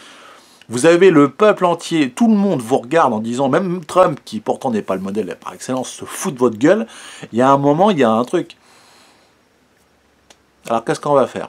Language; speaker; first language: French; native; French